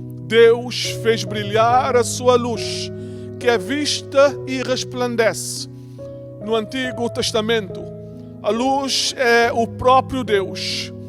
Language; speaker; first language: Portuguese; native; Portuguese